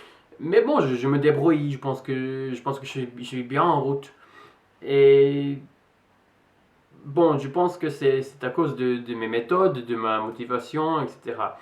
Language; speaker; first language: French; non-native, fluent; English